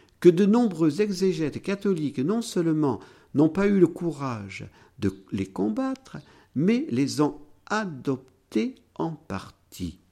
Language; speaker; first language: French; native; French